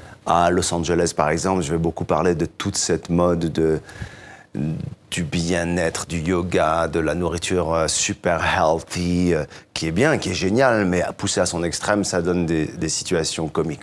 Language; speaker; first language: French; native; French